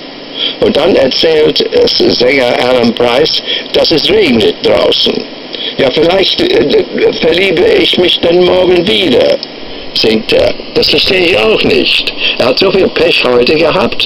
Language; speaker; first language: German; non-native, fluent; English